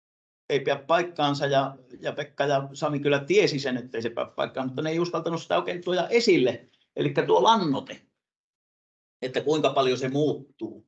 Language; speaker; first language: Finnish; native; Finnish